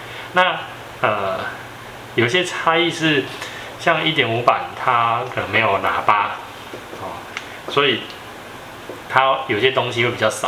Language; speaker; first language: Chinese; native; Chinese